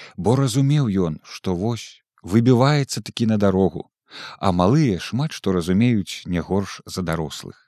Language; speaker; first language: Belarusian; native; Belarusian